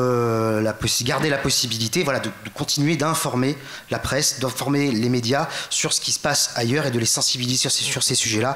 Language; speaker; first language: French; native; French